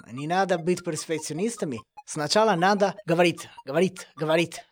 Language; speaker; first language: Russian; non-native, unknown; Italian